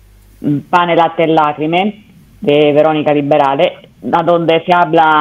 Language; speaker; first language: Spanish; non-native, fluent; Italian